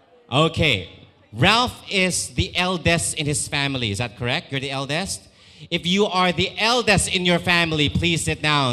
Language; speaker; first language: English; non-native, local second language; Filipino